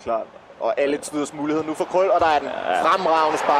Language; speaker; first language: Danish; native; Danish